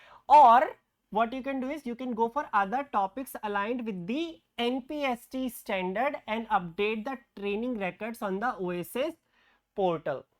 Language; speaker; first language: English; non-native, local second language; Hindi